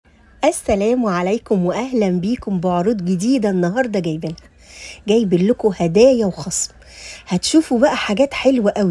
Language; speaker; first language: Arabic; native; Arabic